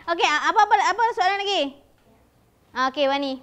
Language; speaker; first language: Malay; native; Malay